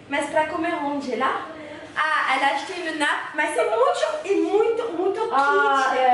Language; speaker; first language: Portuguese; non-native, learner; French